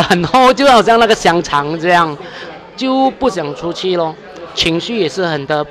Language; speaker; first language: Chinese; native; Chinese